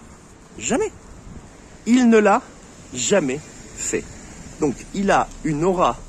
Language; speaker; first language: French; native; French